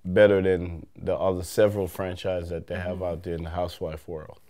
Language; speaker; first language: English; native; English